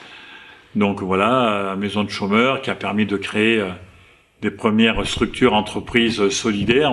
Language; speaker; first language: French; native; French